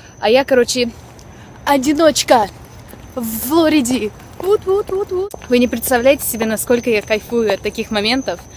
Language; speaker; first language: Russian; early bilingual, other home language; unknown